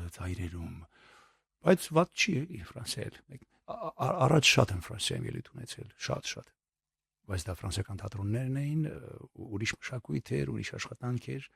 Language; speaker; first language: Armenian; native; Armenian